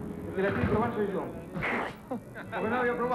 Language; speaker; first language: Spanish; native; Spanish